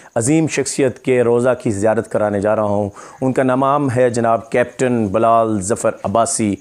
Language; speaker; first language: Urdu; non-native, local second language; Punjabi